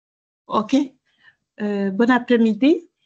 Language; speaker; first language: French; non-native, local second language; Rundi